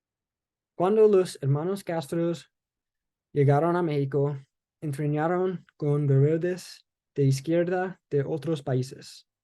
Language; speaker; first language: Spanish; non-native, learner; English